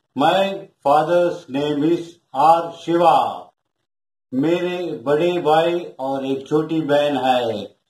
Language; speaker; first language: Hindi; non-native, local second language; Tamil